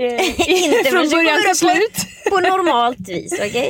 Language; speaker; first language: Swedish; native; Swedish